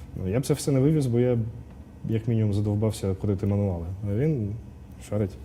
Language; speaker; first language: Ukrainian; non-native, local second language; Russian